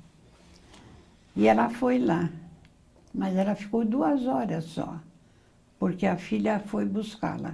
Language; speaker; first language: Portuguese; early bilingual, other home language; Arabic